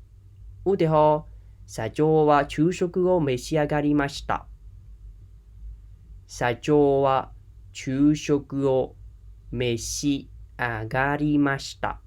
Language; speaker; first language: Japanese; non-native, fluent; Khmer